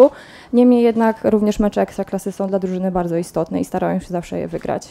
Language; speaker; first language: Polish; native; Polish